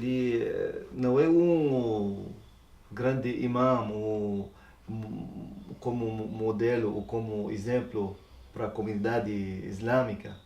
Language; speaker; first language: Portuguese; non-native, learner; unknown